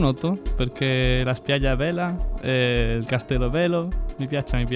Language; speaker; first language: Italian; non-native, learner; Spanish